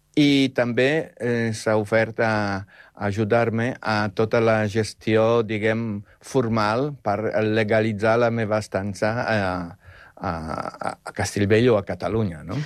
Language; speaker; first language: Catalan; non-native, fluent; Polish